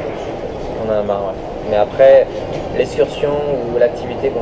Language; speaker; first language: French; native; French